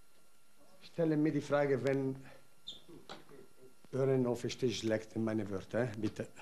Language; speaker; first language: German; non-native, learner; Italian